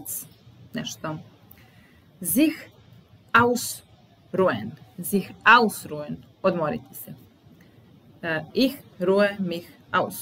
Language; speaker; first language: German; non-native, fluent; Serbian